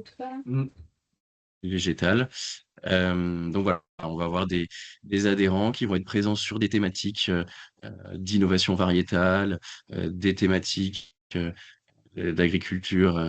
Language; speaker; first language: French; native; French